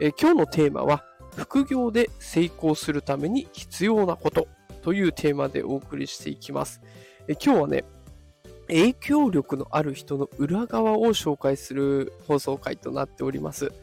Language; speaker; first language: Japanese; native; Japanese